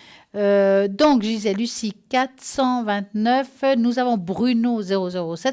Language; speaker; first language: French; native; French